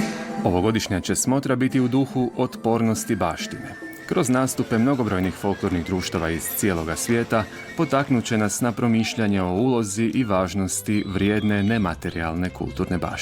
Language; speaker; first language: Croatian; native; Croatian